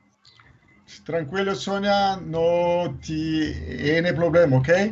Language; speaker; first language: Spanish; non-native, learner; Portuguese